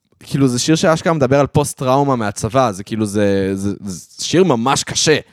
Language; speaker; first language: Hebrew; early bilingual, other home language; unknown